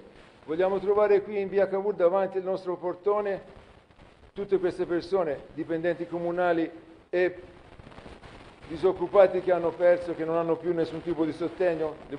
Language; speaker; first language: Italian; native; Italian